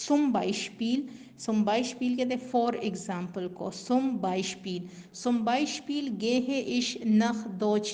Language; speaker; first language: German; non-native, learner; Urdu